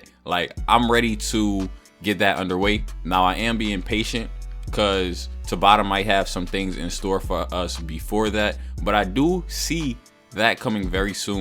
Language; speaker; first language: English; native; English